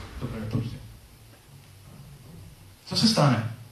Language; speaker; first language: Czech; non-native, learner; English